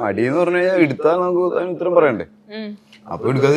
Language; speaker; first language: Malayalam; native; Malayalam